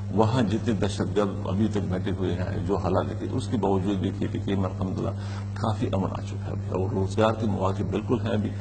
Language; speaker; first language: Urdu; non-native, local second language; Pashto